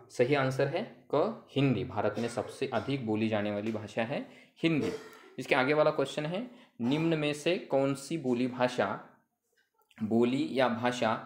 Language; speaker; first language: Hindi; non-native, local second language; Marathi